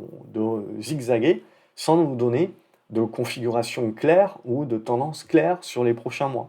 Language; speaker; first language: French; native; French